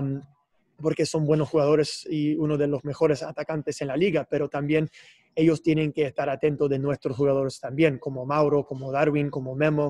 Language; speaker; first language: Spanish; non-native, fluent; English